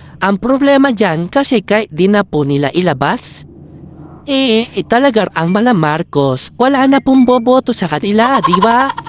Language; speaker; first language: Filipino; native; Filipino